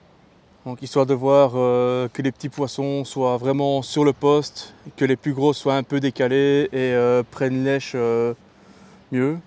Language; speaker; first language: French; native; French